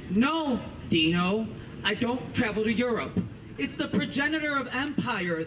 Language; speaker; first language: English; native; English